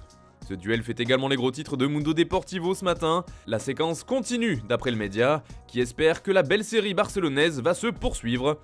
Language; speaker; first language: French; native; French